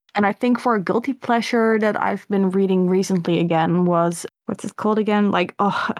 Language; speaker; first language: English; early bilingual, other home language; Dutch